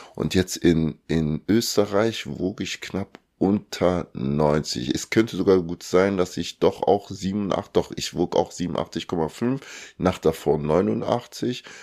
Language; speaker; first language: German; early bilingual, other home language; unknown